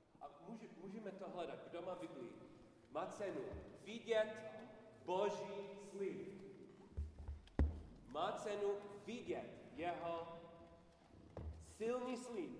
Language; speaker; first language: Czech; non-native, learner; English